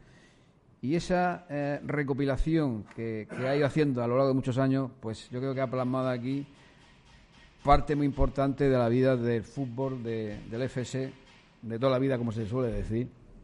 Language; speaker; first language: Spanish; native; Spanish